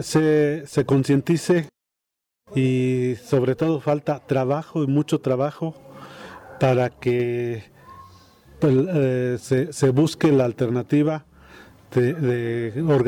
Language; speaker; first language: Spanish; native; Spanish